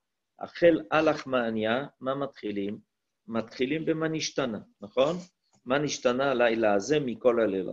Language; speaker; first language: Hebrew; non-native, fluent; French